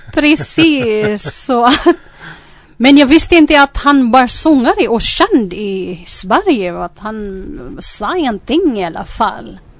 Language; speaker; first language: Swedish; non-native, fluent; Filipino